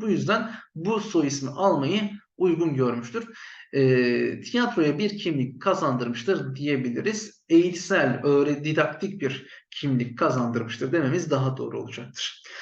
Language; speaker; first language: Turkish; native; Turkish